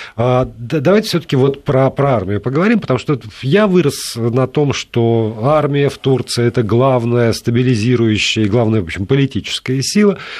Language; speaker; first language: Russian; native; Russian